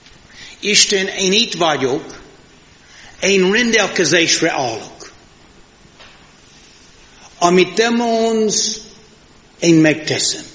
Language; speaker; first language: Hungarian; non-native, fluent; English